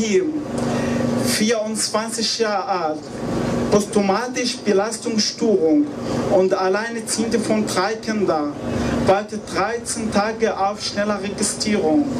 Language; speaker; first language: German; non-native, learner; Arabic